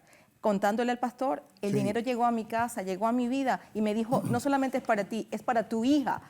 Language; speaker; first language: Spanish; native; Spanish